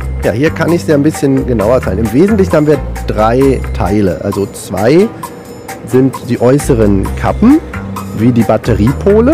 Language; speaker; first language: German; native; German